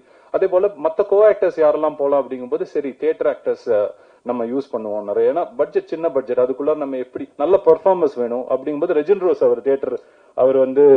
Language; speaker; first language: Tamil; native; Tamil